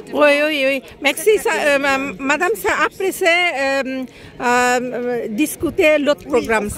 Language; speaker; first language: French; non-native, learner; Bangla